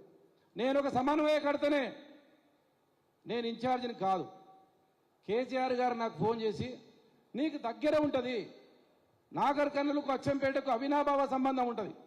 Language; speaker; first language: Telugu; native; Telugu